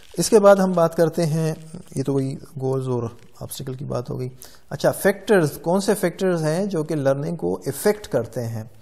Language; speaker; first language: Urdu; non-native, local second language; Pashto